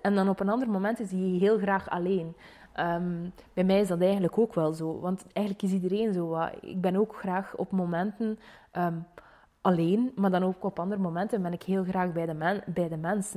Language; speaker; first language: Dutch; native; Dutch